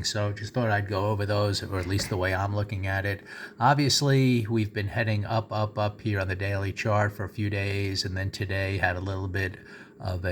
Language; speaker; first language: English; native; English